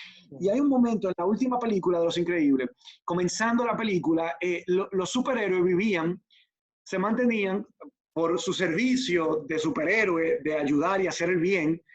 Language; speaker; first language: Spanish; native; Spanish